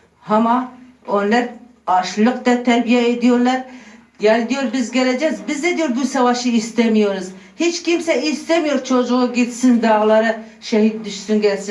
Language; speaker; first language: Turkish; non-native, local second language; Kurdish